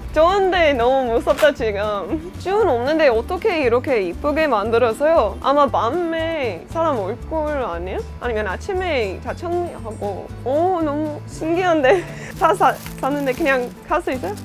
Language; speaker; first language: Korean; non-native, learner; English